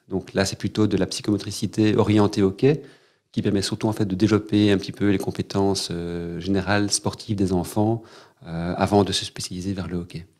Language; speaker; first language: French; native; French